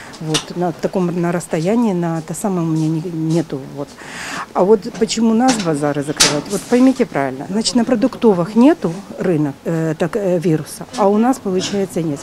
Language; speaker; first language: Russian; native; Russian